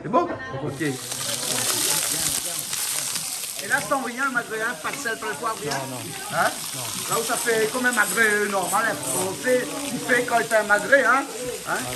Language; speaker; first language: French; native; French